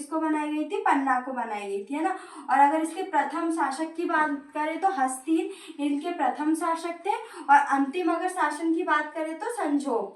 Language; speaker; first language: Hindi; native; Hindi